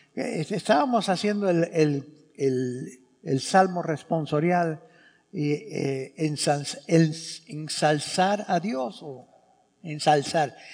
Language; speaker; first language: Spanish; early bilingual, heritage; English